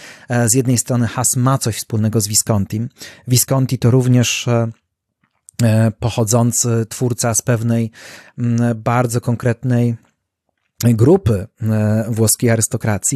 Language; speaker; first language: Polish; native; Polish